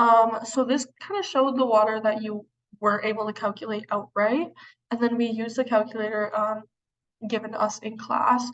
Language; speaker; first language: English; native; English